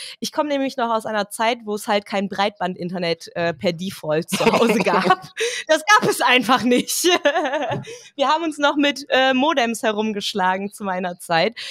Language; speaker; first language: German; early bilingual, other home language; Turkish